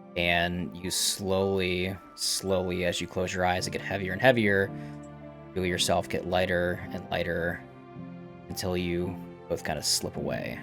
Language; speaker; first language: English; native; English